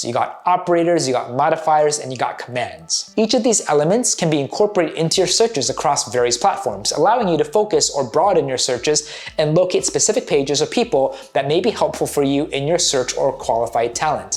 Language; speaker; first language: English; native; English